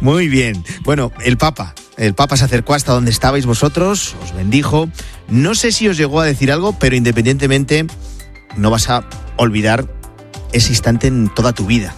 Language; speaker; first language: Spanish; native; Spanish